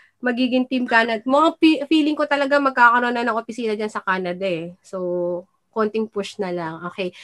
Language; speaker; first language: Filipino; native; Filipino